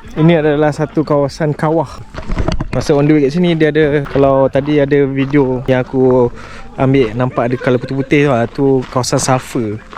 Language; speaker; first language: Malay; native; Malay